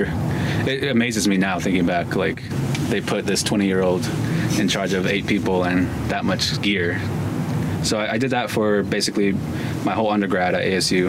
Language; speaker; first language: English; native; English